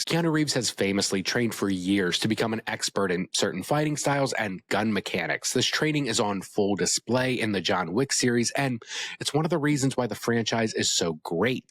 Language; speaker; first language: English; native; English